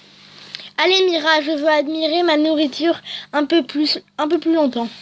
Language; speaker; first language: French; native; French